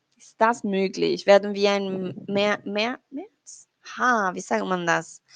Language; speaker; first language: German; non-native, learner; Spanish